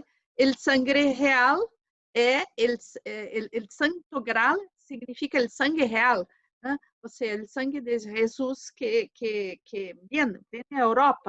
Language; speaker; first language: Spanish; non-native, fluent; Portuguese